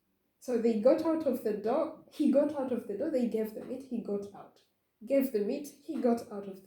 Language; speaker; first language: English; non-native, fluent; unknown